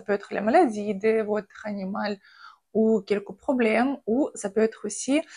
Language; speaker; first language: French; non-native, fluent; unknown